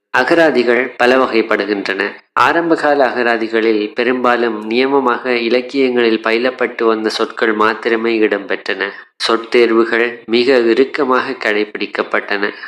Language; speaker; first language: Tamil; native; Tamil